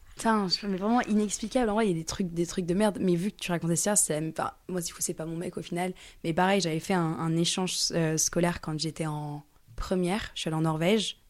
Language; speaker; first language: French; early bilingual, other home language; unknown